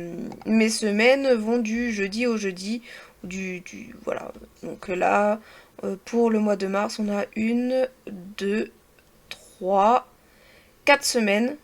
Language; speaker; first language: French; native; French